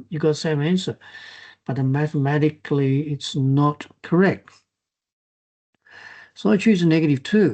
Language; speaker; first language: English; non-native, fluent; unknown